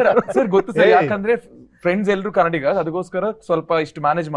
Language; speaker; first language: Kannada; non-native, learner; Telugu